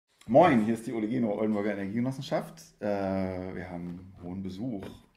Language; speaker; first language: German; native; German